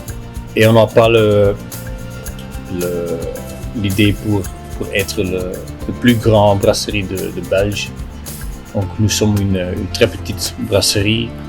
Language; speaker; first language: French; non-native, local second language; Dutch